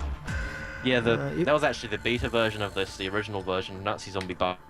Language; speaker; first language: English; native; English